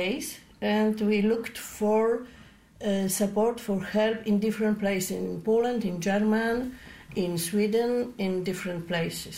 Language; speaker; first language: English; non-native, learner; Polish